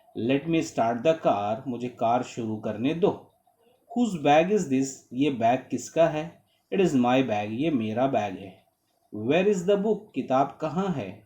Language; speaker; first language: Hindi; native; Hindi